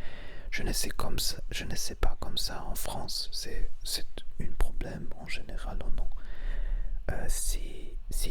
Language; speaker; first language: French; non-native, learner; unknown